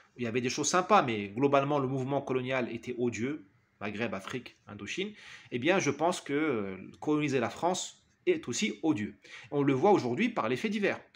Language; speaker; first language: French; non-native, local second language; Arabic